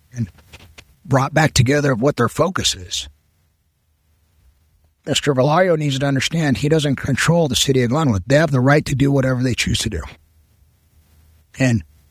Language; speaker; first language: English; non-native, local second language; Spanish